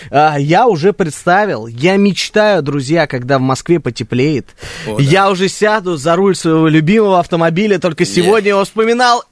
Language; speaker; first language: Russian; native; Russian